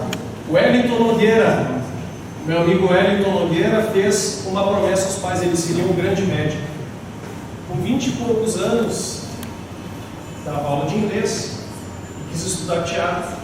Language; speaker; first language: Portuguese; native; Portuguese